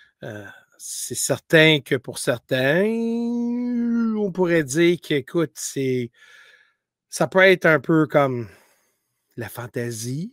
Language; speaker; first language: French; native; French